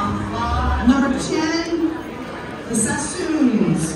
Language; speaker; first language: English; native; English